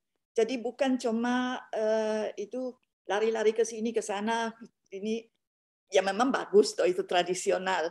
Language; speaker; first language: Indonesian; non-native, fluent; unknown